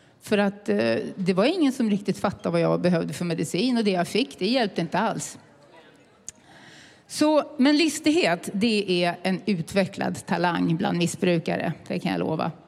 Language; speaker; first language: Swedish; native; Swedish